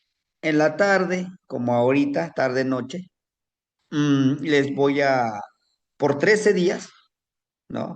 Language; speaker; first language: Spanish; native; Spanish